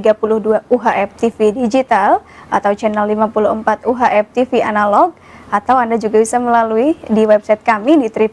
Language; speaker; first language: Indonesian; native; Indonesian